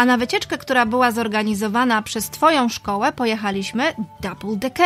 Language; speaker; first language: Polish; native; Polish